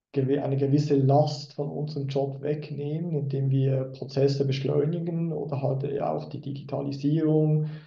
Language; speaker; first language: German; native; German